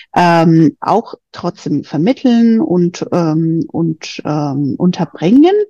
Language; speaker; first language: German; non-native, fluent; Spanish